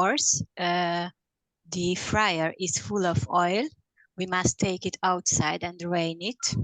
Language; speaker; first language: English; non-native, learner; Hungarian